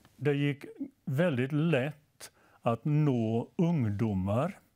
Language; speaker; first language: Swedish; native; Swedish